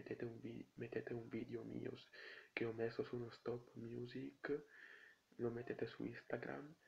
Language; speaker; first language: Italian; native; Italian